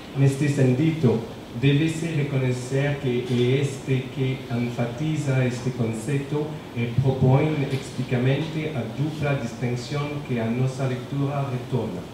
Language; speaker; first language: Portuguese; non-native, learner; French